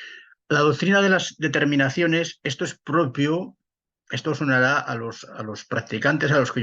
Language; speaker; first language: Spanish; native; Spanish